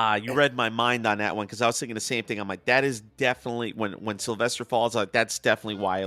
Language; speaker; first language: English; native; English